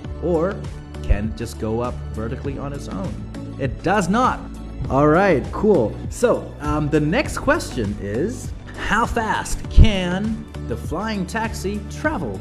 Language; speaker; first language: English; non-native, fluent; Thai